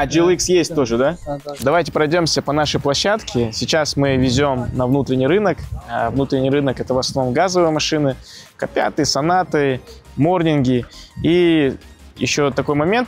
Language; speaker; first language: Russian; native; Russian